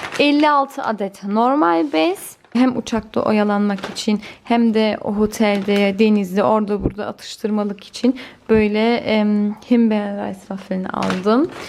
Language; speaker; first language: Turkish; early bilingual, heritage; Turkish